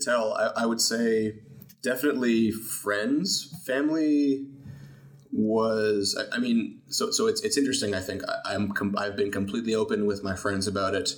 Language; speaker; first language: English; native; English